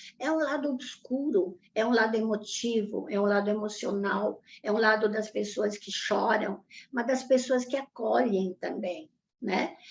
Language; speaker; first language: Portuguese; early bilingual, other home language; Italian